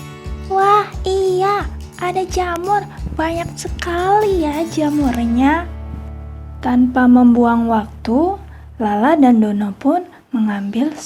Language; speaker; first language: Indonesian; native; Indonesian